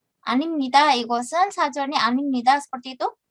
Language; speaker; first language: Korean; non-native, fluent; Indonesian